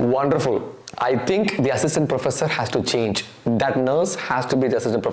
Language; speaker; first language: English; non-native, local second language; Tamil